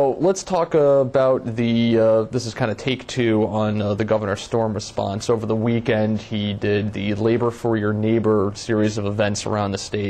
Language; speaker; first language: English; native; English